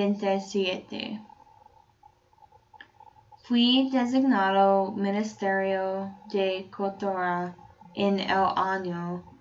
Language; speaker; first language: Spanish; non-native, learner; English